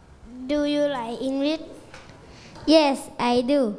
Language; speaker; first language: English; non-native, learner; Thai